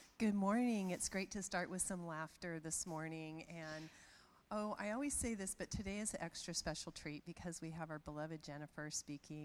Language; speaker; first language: English; native; English